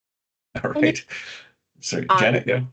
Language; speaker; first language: English; native; English